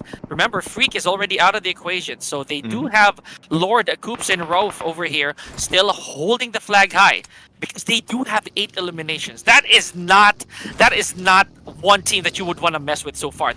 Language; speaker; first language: English; non-native, local second language; Filipino